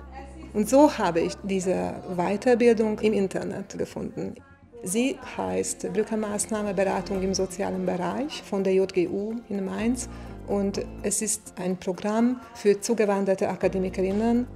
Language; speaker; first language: German; non-native, fluent; Hungarian